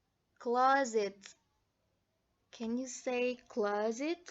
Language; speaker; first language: English; non-native, fluent; Indonesian